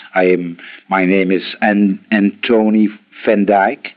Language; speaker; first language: English; non-native, learner; Dutch